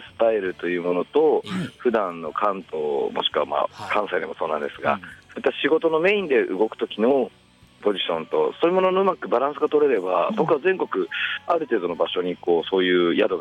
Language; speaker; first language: Japanese; native; Japanese